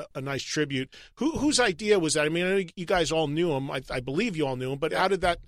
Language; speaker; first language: English; native; English